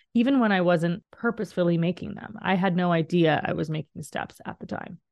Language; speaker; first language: English; native; English